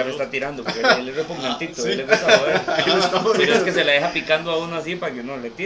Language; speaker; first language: Spanish; native; Spanish